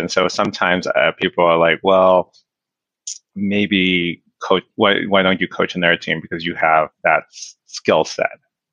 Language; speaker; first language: English; native; English